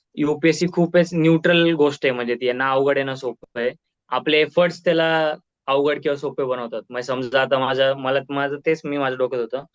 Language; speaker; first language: Marathi; native; Marathi